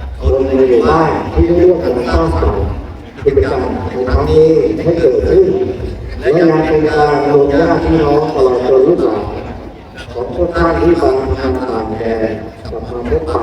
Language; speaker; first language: Thai; native; Thai